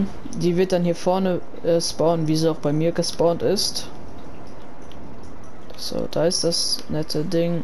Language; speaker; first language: German; native; German